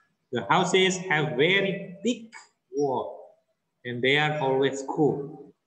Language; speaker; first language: English; non-native, fluent; Indonesian